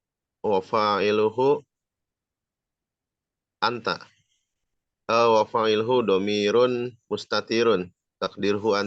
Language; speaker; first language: Arabic; non-native, learner; Indonesian